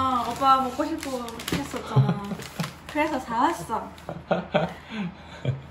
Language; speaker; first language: Korean; non-native, fluent; Japanese